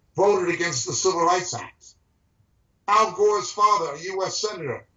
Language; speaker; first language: English; native; English